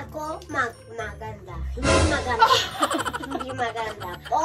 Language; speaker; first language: Filipino; early bilingual, heritage; Filipino